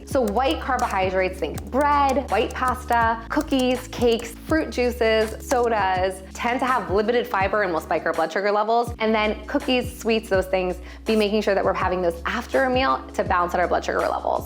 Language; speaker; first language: English; native; English